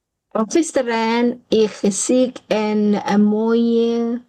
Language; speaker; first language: Dutch; non-native, learner; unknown